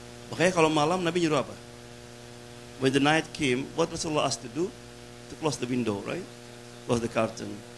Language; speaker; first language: English; non-native, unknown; Indonesian